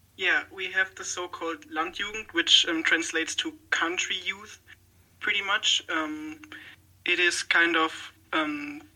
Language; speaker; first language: English; non-native, fluent; German